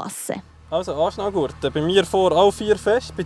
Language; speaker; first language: German; native; German